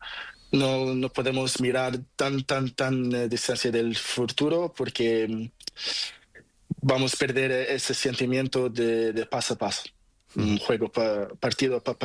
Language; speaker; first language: Spanish; non-native, learner; Portuguese